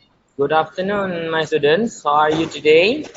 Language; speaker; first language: English; non-native, learner; Indonesian